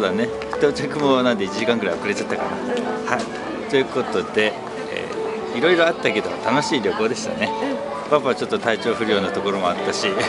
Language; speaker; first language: Japanese; native; Japanese